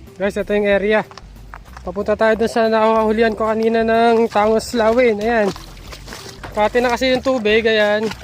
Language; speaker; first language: Filipino; native; Filipino